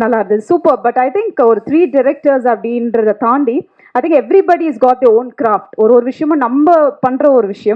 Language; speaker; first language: Tamil; native; Tamil